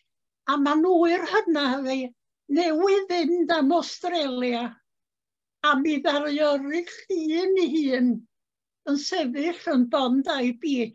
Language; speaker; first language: Welsh; native; Welsh